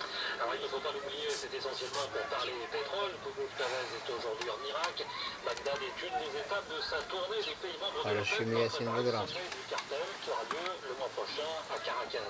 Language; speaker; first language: French; native; French